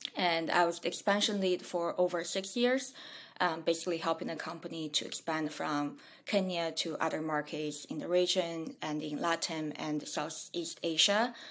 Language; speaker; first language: English; non-native, fluent; Chinese